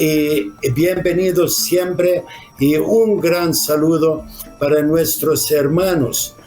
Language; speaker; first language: Spanish; non-native, fluent; Arabic